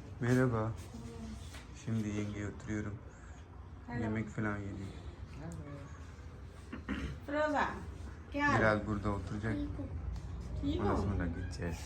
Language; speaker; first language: Turkish; non-native, learner; Urdu